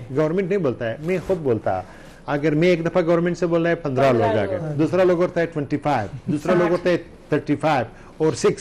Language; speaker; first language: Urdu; non-native, learner; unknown